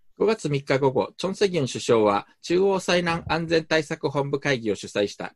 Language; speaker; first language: Japanese; native; Japanese